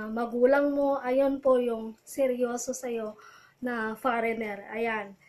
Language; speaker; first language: Filipino; non-native, local second language; Iloko